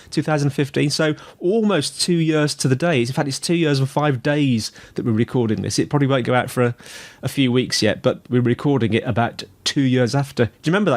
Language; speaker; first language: English; native; English